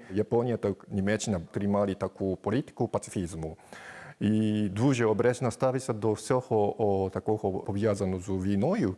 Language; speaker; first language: Ukrainian; non-native, fluent; Japanese